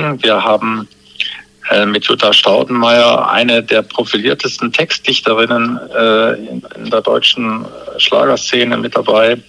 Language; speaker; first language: German; native; German